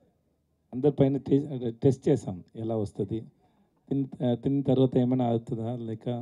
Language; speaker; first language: Telugu; non-native, learner; Tamil